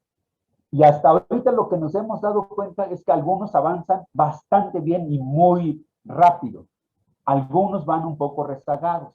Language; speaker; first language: Spanish; native; Spanish